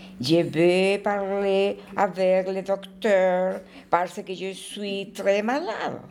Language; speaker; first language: French; non-native, learner; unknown